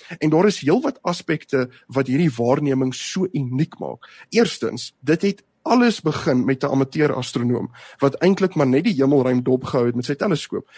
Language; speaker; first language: Afrikaans; native; Afrikaans